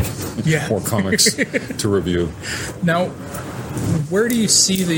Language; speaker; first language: English; native; English